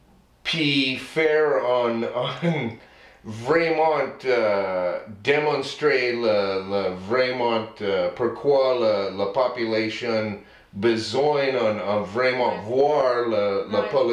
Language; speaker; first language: French; non-native, learner; English